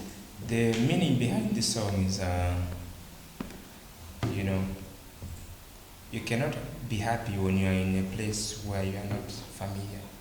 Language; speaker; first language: English; non-native, local second language; Bemba